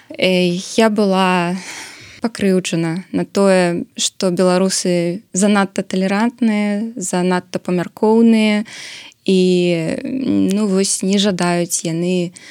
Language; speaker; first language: Belarusian; non-native, local second language; Russian